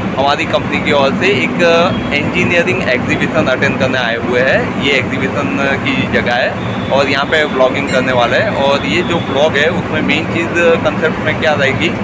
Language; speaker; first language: Hindi; non-native, local second language; Gujarati